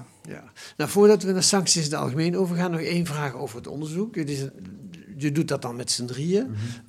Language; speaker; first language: Dutch; native; Dutch